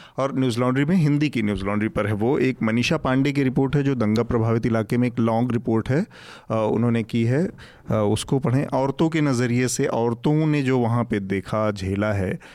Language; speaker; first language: Hindi; native; Hindi